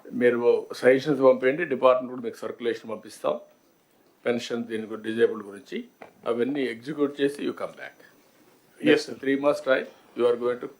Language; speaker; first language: Telugu; native; Telugu